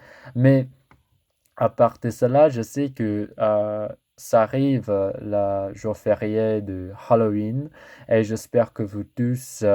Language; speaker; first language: French; non-native, learner; English